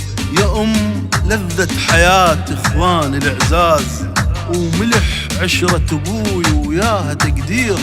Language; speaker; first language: Arabic; native; Arabic